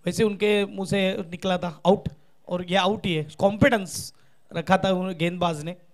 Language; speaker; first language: Hindi; non-native, local second language; Marathi